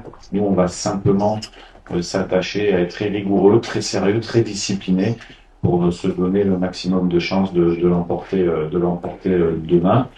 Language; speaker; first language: French; non-native, fluent; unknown